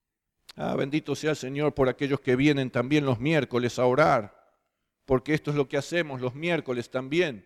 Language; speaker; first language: Spanish; native; Spanish